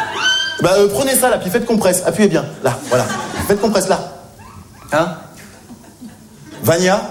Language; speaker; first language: French; native; French